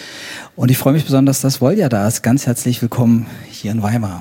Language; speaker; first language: German; native; German